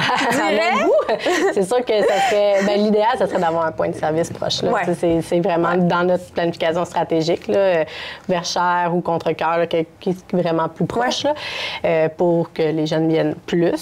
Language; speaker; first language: French; native; French